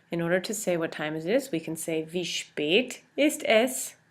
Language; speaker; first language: German; non-native, fluent; English